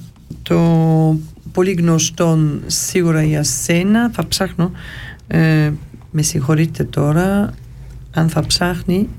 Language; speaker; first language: Greek; early bilingual, heritage; Greek